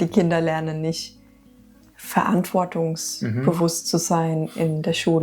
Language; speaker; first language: German; native; German